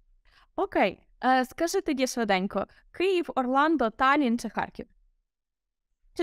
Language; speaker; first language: Ukrainian; native; Ukrainian